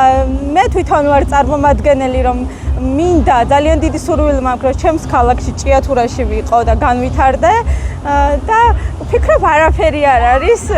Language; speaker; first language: Georgian; native; Georgian